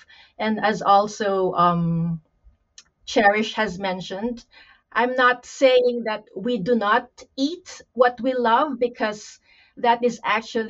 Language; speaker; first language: English; non-native, local second language; Pampanga